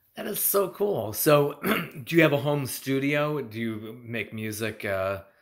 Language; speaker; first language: English; native; English